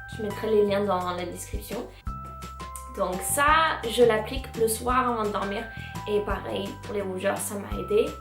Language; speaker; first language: French; non-native, fluent; English